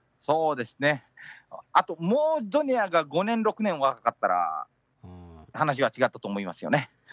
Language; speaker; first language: Japanese; early bilingual, heritage; Japanese